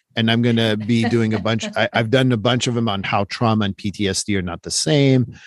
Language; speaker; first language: English; non-native, fluent; French